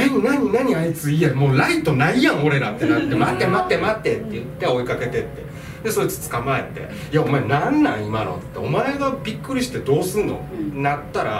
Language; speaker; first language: Japanese; native; Japanese